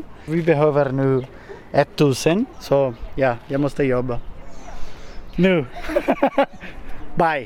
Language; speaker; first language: Swedish; non-native, learner; Portuguese